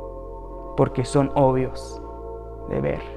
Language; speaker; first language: Spanish; non-native, fluent; English